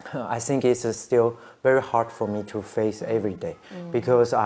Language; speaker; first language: English; non-native, fluent; Chinese